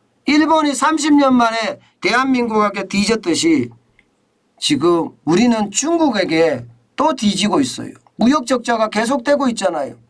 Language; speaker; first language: Korean; native; Korean